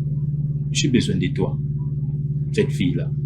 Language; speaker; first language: French; non-native, local second language; Lingala